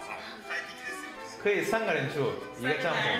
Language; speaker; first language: Chinese; non-native, fluent; Japanese